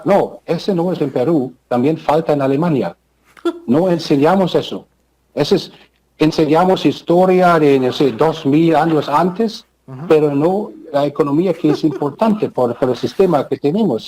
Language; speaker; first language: Spanish; non-native, fluent; German